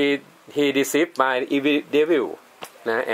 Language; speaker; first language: English; non-native, learner; Thai